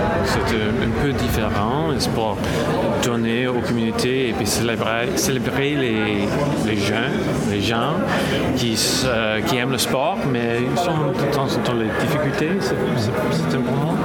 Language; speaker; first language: French; non-native, local second language; English